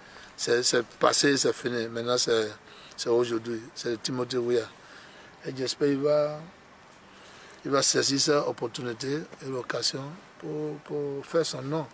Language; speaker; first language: French; non-native, learner; English